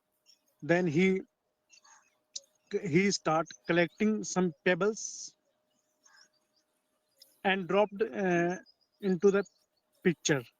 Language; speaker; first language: English; non-native, learner; Hindi